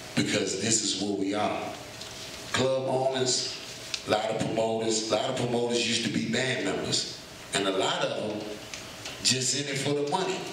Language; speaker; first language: English; native; English